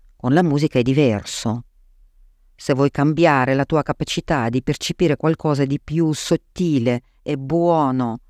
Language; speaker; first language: Italian; non-native, fluent; Russian